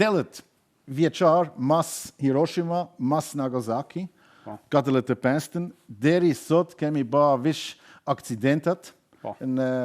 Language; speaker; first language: Albanian; non-native, learner; German